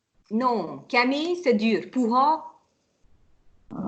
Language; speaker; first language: French; non-native, fluent; Hungarian